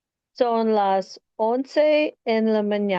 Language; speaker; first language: Spanish; non-native, learner; English